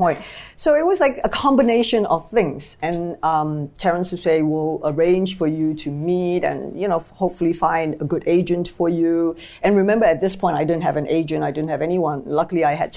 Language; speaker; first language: English; native; English